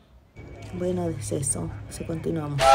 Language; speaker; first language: Spanish; native; Spanish